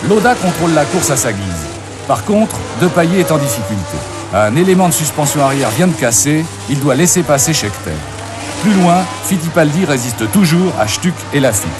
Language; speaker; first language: French; native; French